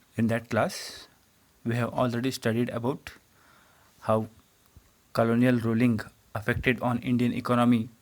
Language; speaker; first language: English; non-native, local second language; Kannada